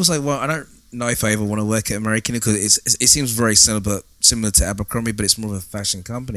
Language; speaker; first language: English; native; English